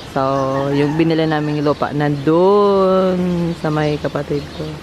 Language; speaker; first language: Filipino; non-native, local second language; Bikol